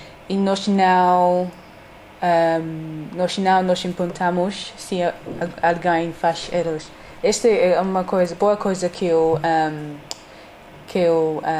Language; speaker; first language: Portuguese; non-native, learner; English